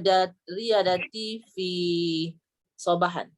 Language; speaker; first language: Arabic; non-native, learner; Malay